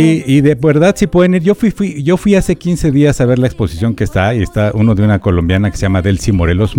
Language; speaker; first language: Spanish; native; Spanish